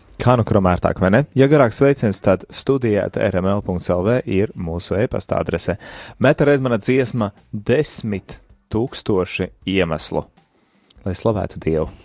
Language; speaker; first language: Latvian; native; Latvian